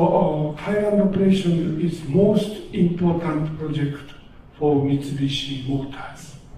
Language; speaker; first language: English; non-native, learner; Japanese